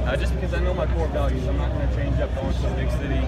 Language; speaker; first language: English; native; English